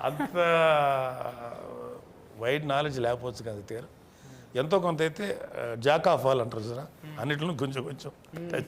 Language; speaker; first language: Telugu; native; Telugu